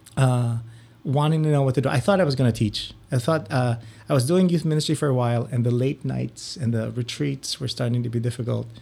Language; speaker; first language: English; non-native, local second language; Filipino